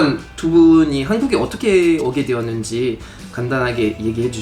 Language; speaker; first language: Korean; non-native, fluent; French